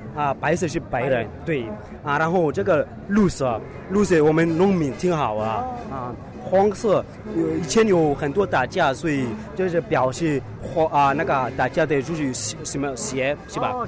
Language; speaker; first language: Chinese; non-native, fluent; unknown